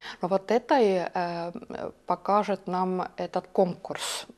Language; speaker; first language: Russian; non-native, local second language; Estonian